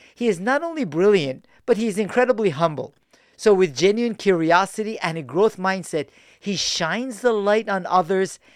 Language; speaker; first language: English; early bilingual, other home language; Persian